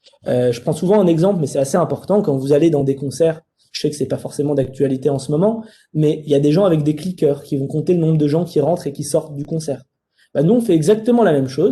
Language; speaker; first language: French; native; French